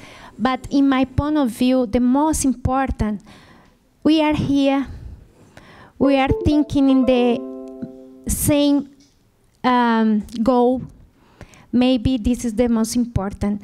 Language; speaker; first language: English; non-native, learner; Portuguese